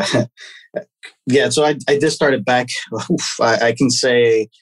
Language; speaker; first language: English; native; English